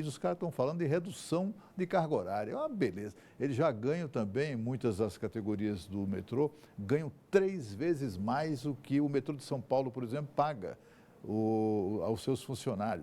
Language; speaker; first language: Portuguese; native; Portuguese